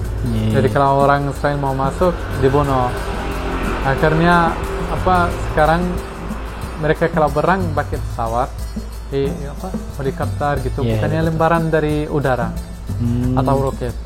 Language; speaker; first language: Indonesian; non-native, fluent; Arabic